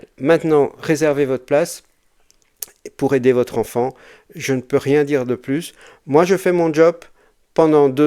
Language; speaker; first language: French; native; French